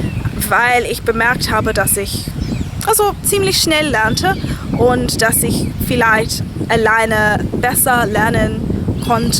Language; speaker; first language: German; non-native, fluent; English